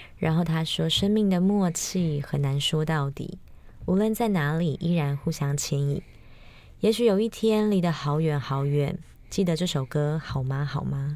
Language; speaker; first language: Chinese; native; Chinese